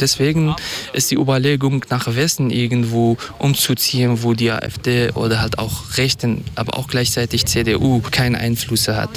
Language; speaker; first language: German; non-native, fluent; Kurdish